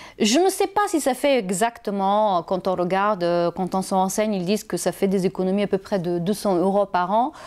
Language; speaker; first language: French; non-native, fluent; Bulgarian